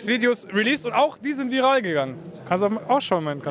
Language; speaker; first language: German; native; German